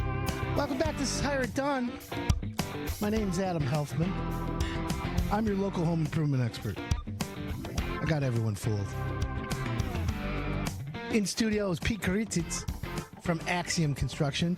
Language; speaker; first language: English; native; English